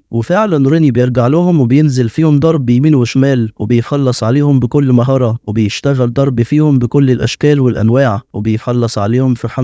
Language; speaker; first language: Arabic; native; Arabic